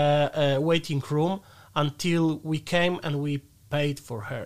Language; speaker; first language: English; non-native, fluent; Polish